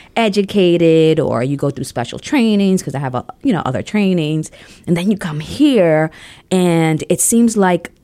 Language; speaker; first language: English; native; English